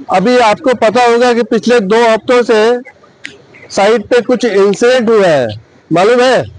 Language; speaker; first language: Hindi; non-native, local second language; Bangla